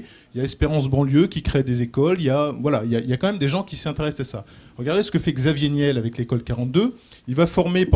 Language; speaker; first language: French; native; French